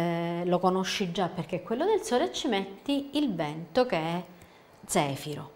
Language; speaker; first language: Italian; native; Italian